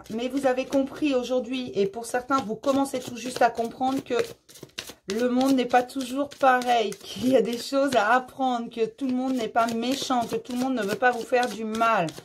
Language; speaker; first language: French; native; French